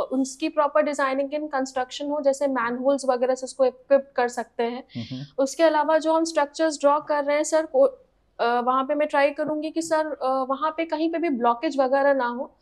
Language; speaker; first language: Hindi; native; Hindi